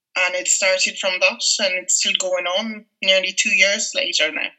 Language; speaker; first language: English; non-native, fluent; French